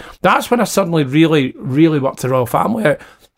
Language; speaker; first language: English; native; English